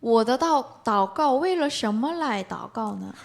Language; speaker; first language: Chinese; non-native, learner; Korean